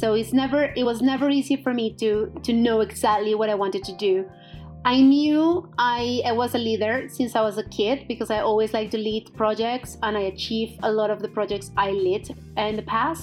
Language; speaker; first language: English; non-native, fluent; Spanish